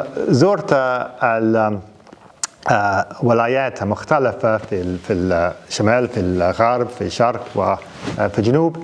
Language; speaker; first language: Arabic; non-native, fluent; English